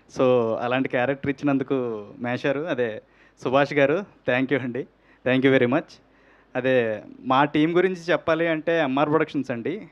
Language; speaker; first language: Telugu; native; Telugu